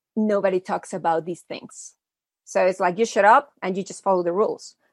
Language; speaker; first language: English; early bilingual, other home language; Spanish